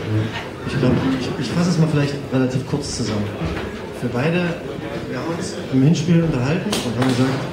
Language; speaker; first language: German; native; German